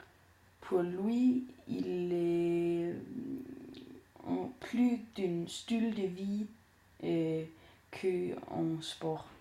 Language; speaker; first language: French; non-native, learner; Danish